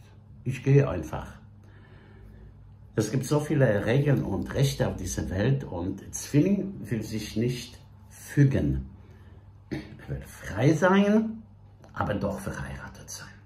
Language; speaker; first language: German; non-native, fluent; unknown